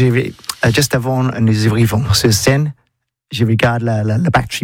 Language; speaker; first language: French; non-native, learner; English